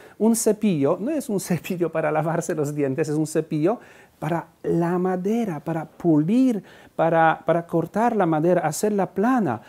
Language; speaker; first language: Spanish; non-native, fluent; Polish